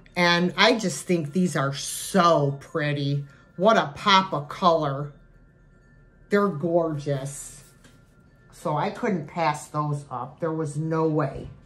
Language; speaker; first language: English; native; English